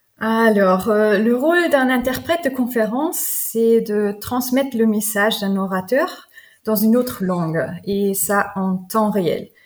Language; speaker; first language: French; non-native, fluent; German